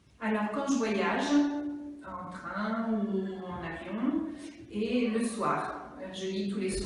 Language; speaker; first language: French; non-native, fluent; Italian